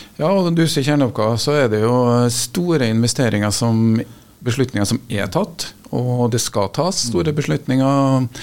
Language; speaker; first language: Norwegian; native; Norwegian